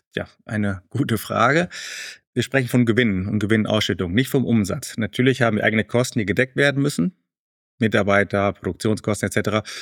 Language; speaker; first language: German; early bilingual, other home language; Spanish